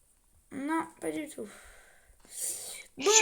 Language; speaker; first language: French; native; French